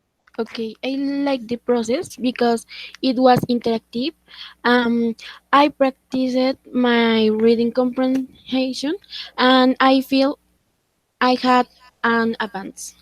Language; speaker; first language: English; non-native, learner; Spanish